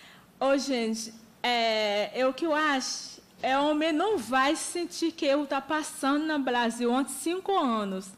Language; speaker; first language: Portuguese; non-native, learner; Haitian Creole